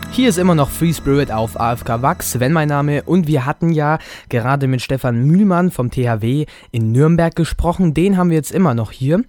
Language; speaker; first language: German; native; German